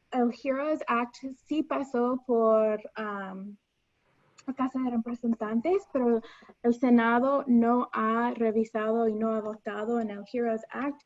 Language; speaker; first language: Spanish; non-native, fluent; English